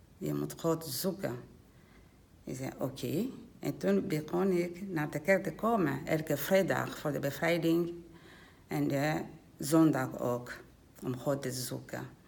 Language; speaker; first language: Dutch; non-native, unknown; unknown